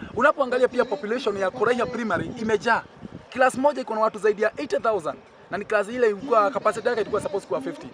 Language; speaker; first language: Swahili; non-native, local second language; Kikuyu